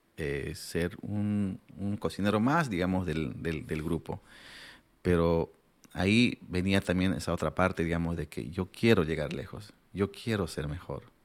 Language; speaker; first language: Spanish; non-native, local second language; Aymara